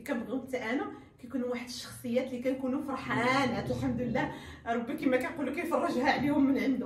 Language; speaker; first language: Arabic; native; Arabic